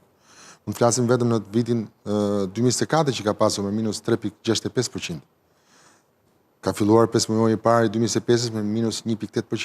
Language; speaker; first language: Albanian; native; Albanian